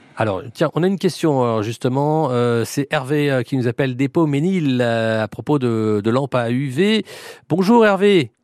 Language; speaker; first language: French; native; French